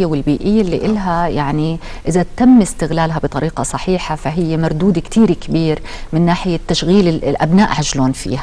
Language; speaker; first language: Arabic; native; Arabic